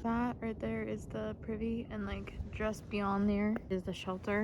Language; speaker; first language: English; native; English